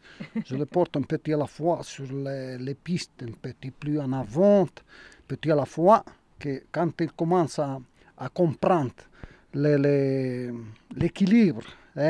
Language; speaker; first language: French; non-native, learner; Italian